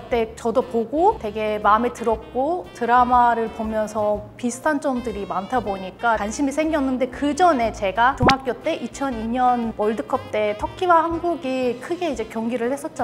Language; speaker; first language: Korean; non-native, fluent; Turkish